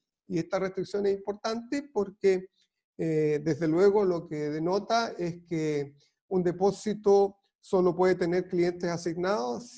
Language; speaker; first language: Spanish; native; Spanish